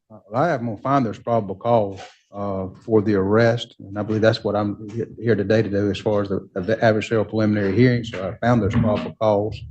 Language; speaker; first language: English; native; English